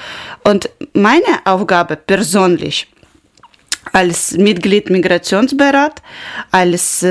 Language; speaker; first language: German; non-native, learner; Ukrainian